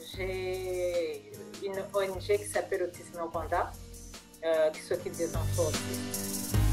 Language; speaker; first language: French; non-native, local second language; Kinyarwanda